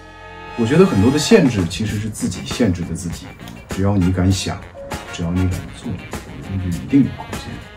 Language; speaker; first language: Chinese; native; Chinese